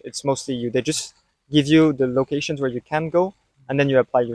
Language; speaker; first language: English; non-native, fluent; French